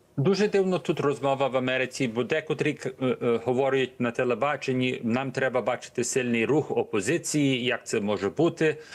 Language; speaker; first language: Ukrainian; early bilingual, heritage; Ukrainian